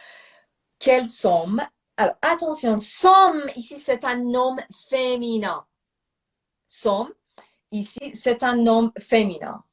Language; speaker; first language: French; non-native, fluent; Persian